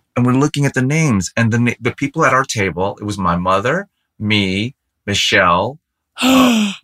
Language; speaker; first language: English; native; English